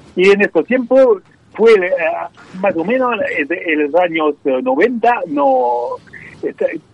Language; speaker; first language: Spanish; non-native, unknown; French